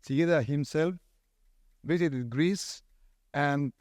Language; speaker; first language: English; non-native, fluent; Greek